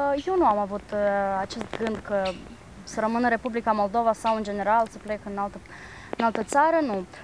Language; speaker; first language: Romanian; native; Romanian